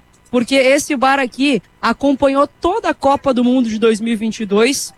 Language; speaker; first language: Portuguese; native; Portuguese